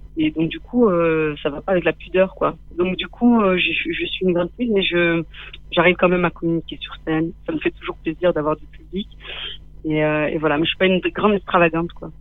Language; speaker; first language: French; native; French